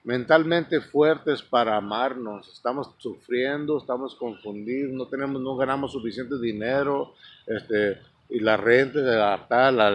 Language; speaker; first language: Spanish; early bilingual, heritage; Spanish